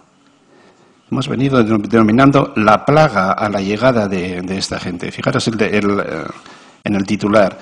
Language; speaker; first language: Spanish; native; Spanish